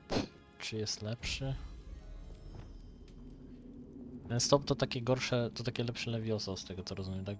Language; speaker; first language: Polish; native; Polish